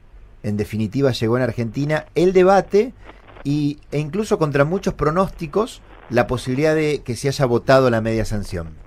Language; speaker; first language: Spanish; native; Spanish